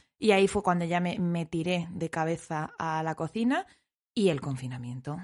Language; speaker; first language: Spanish; native; Spanish